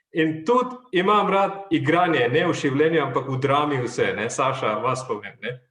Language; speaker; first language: Slovenian; non-native, fluent; Malayalam